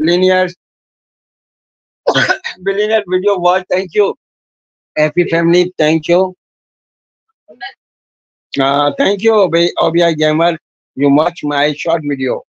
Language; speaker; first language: English; non-native, learner; Urdu